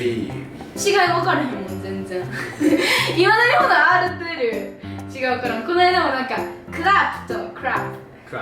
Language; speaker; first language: Japanese; native; Japanese